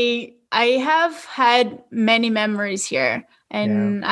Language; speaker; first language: English; non-native, fluent; Portuguese